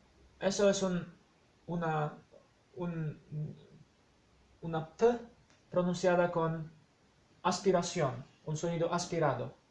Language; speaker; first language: Spanish; non-native, fluent; Polish